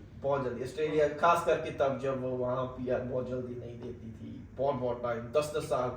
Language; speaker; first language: Hindi; non-native, local second language; Punjabi